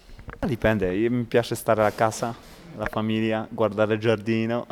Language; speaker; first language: Italian; non-native, fluent; Polish